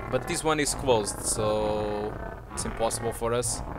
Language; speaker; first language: English; non-native, fluent; Portuguese